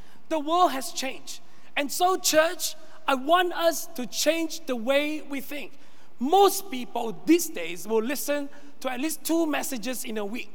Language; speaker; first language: English; non-native, local second language; Chinese